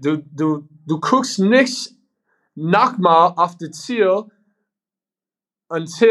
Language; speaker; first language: German; non-native, learner; English